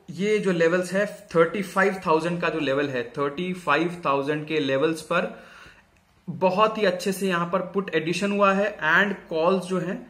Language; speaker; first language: Hindi; native; Hindi